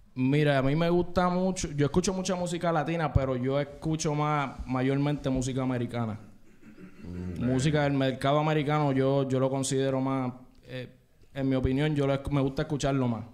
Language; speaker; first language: Spanish; native; Spanish